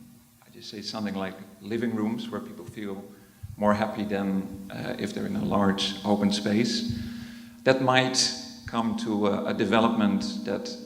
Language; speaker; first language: English; non-native, fluent; Dutch